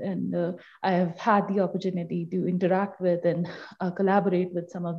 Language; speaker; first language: English; non-native, local second language; Bangla